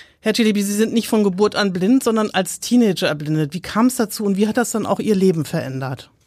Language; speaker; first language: German; native; German